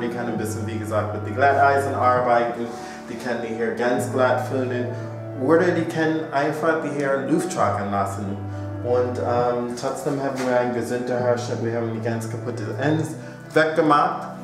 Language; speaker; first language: German; non-native, fluent; English